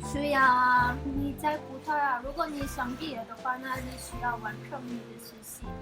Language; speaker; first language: Chinese; non-native, fluent; Portuguese